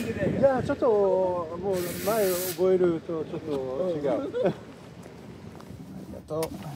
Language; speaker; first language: Japanese; non-native, learner; French